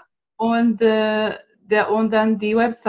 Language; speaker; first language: German; non-native, fluent; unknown